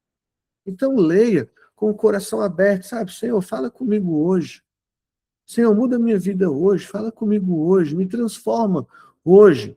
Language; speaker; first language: Portuguese; native; Portuguese